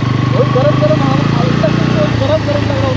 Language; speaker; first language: Hindi; non-native, local second language; Bangla